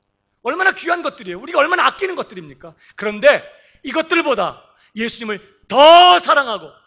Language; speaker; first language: Korean; native; Korean